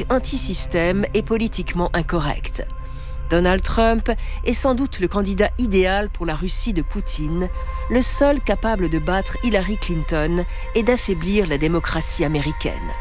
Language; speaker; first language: French; native; French